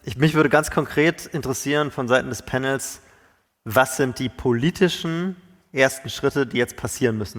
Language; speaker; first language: German; native; German